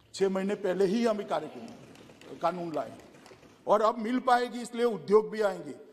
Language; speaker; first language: Hindi; non-native, local second language; Gujarati